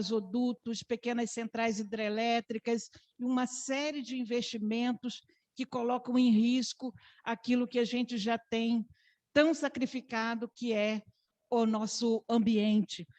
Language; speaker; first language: Portuguese; native; Portuguese